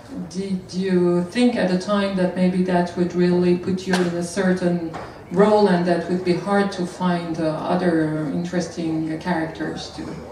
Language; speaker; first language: English; non-native, fluent; French